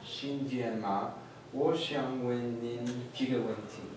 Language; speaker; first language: Chinese; non-native, learner; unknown